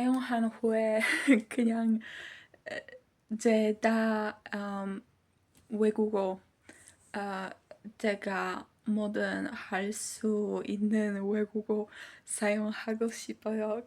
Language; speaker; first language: Korean; non-native, learner; Polish